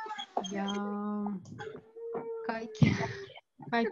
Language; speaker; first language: Finnish; non-native, learner; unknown